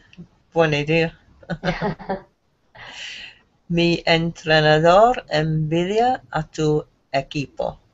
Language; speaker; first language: Spanish; non-native, learner; English